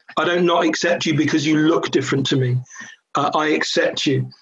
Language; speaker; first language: English; native; English